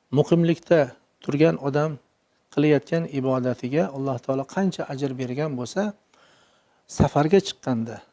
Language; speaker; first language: Uzbek; native; Uzbek